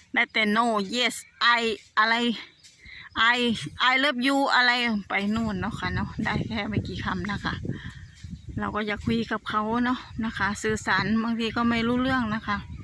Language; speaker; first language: Thai; non-native, local second language; Northeastern Thai